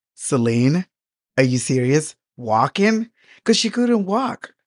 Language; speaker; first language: English; non-native, local second language; Swahili